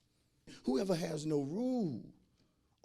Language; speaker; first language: English; native; English